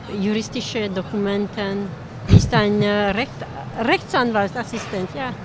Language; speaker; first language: German; non-native, learner; Hungarian